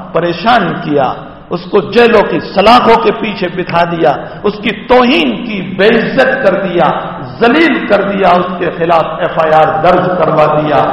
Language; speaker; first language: Urdu; non-native, local second language; Gujarati